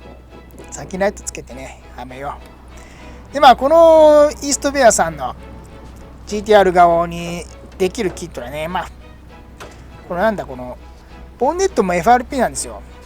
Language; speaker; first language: Japanese; native; Japanese